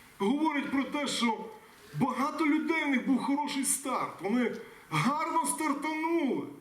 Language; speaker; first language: Ukrainian; non-native, local second language; Russian